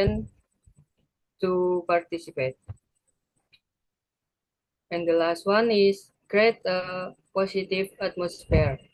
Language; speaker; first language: English; non-native, learner; Indonesian